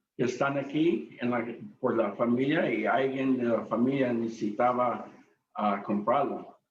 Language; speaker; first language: Spanish; early bilingual, other home language; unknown